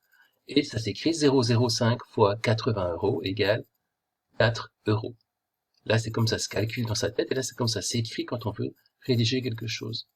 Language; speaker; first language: French; native; French